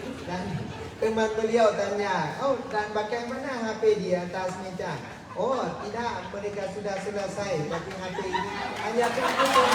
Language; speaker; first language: Indonesian; non-native, learner; Thai